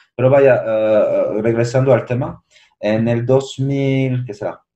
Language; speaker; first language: Spanish; non-native, fluent; French